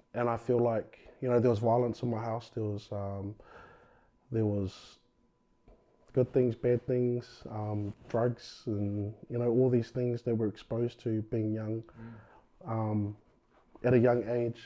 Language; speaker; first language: English; native; English